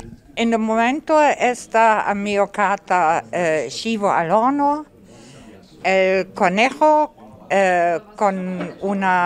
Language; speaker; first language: Spanish; non-native, learner; German